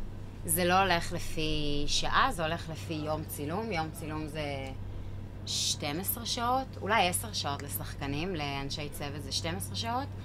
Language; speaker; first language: Hebrew; native; Hebrew